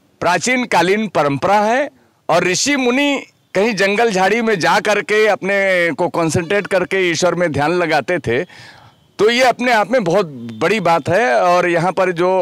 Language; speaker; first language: Hindi; native; Hindi